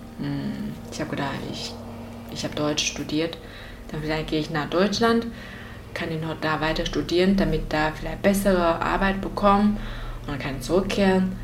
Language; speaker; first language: German; non-native, fluent; Chinese